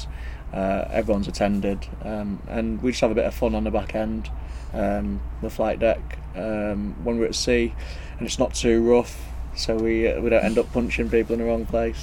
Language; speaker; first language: English; native; English